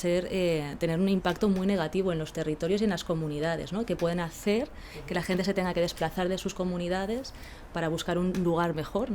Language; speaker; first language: Spanish; native; Spanish